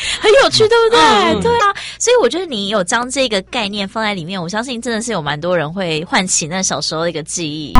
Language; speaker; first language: Chinese; native; Chinese